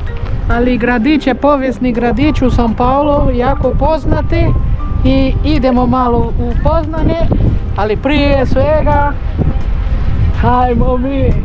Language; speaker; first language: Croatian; non-native, learner; Portuguese